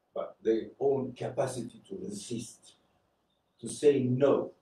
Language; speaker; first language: English; non-native, fluent; Romanian